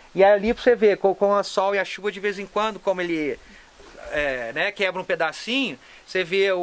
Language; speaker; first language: Portuguese; native; Portuguese